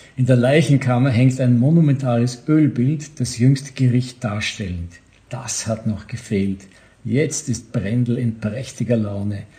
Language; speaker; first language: German; native; German